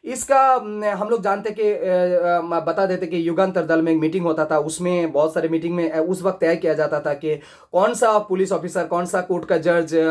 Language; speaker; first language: Hindi; non-native, local second language; Bangla